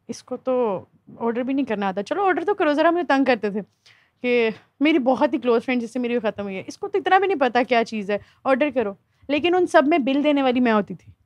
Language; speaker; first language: Urdu; native; Urdu